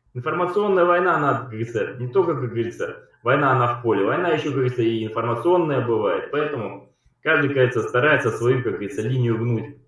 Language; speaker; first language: Russian; native; Russian